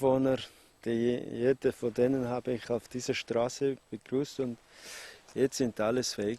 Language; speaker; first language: German; non-native, fluent; Aramaic